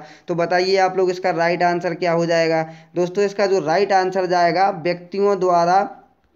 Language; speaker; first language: Hindi; native; Hindi